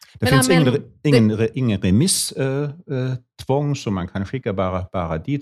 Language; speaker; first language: Swedish; non-native, fluent; German